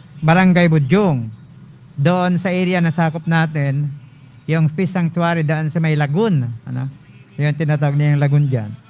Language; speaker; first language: Filipino; native; Filipino